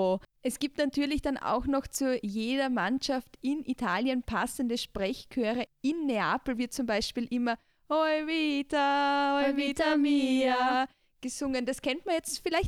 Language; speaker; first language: German; native; German